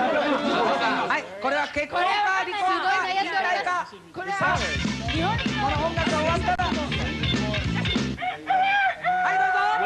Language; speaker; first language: Japanese; native; Japanese